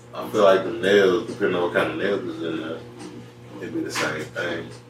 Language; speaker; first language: English; native; English